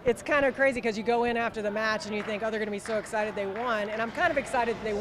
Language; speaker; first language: English; native; English